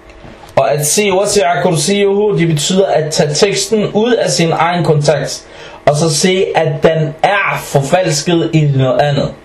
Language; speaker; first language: Danish; early bilingual, other home language; Arabic